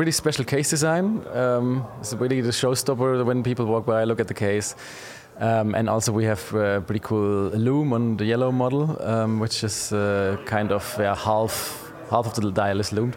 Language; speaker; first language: English; non-native, fluent; German